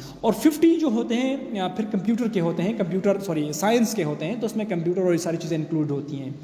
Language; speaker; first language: Urdu; non-native, local second language; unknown